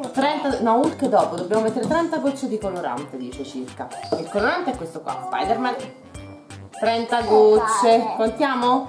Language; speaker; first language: Italian; native; Italian